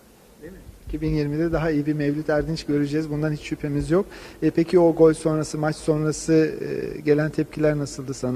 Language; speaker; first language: Turkish; native; Turkish